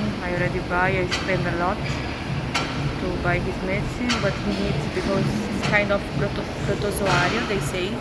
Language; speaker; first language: English; non-native, learner; Portuguese